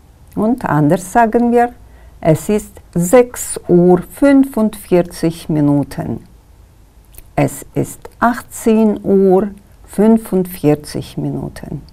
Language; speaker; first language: German; non-native, fluent; Kyrgyz